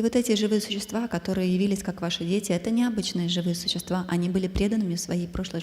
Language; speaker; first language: Russian; native; Russian